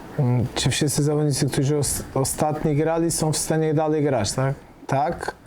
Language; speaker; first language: Polish; non-native, fluent; Portuguese